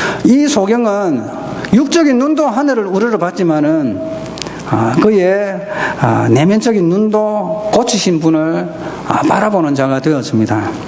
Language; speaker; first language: Korean; native; Korean